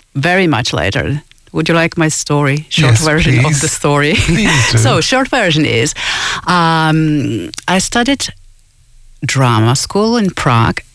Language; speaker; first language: English; non-native, fluent; Czech